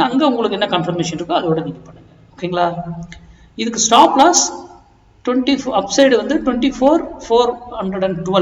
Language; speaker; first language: Tamil; native; Tamil